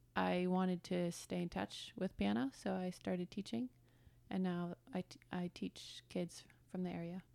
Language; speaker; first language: English; early bilingual, other home language; German